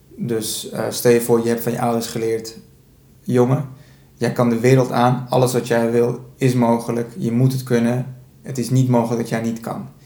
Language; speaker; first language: Dutch; early bilingual, other home language; Persian